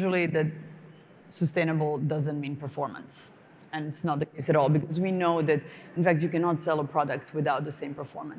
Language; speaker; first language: English; non-native, fluent; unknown